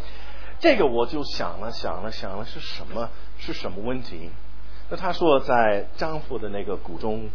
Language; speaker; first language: Chinese; non-native, fluent; English